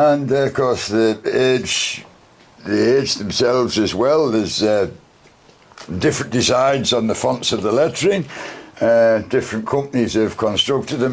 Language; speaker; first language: English; native; English